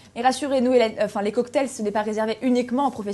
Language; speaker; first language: French; native; French